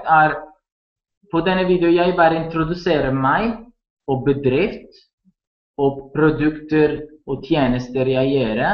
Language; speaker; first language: Norwegian; non-native, learner; Italian